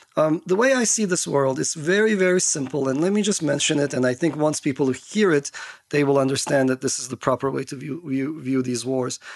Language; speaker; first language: English; non-native, fluent; Turkish